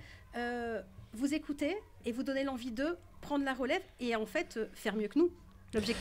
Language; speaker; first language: French; native; French